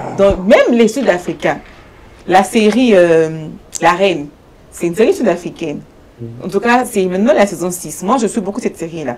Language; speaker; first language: French; non-native, local second language; Lingala